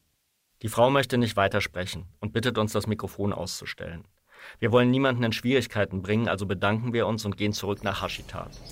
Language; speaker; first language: German; native; German